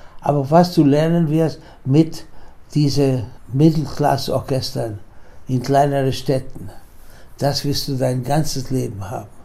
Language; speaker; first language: German; non-native, fluent; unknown